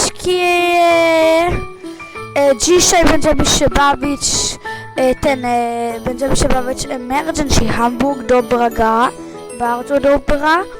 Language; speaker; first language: Polish; early bilingual, heritage; Polish